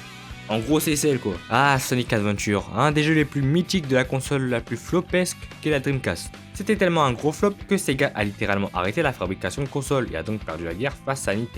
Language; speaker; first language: French; native; French